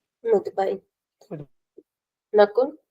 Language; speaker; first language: Portuguese; non-native, fluent; Hindi